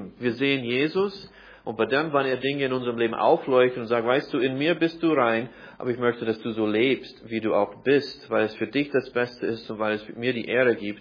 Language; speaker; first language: German; non-native, fluent; English